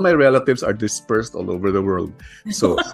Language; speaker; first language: English; non-native, local second language; Filipino